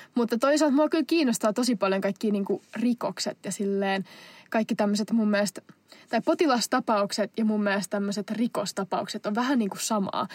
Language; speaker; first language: Finnish; non-native, local second language; Swedish